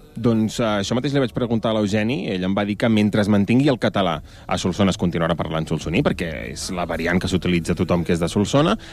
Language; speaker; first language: Catalan; native; Catalan